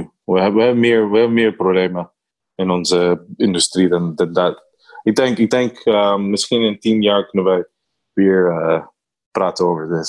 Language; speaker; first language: Dutch; non-native, learner; Spanish